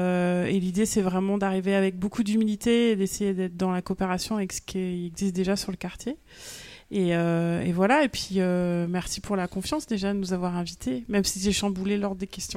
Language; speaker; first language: French; native; French